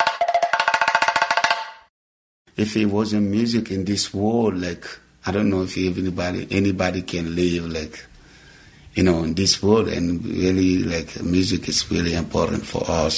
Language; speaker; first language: English; non-native, learner; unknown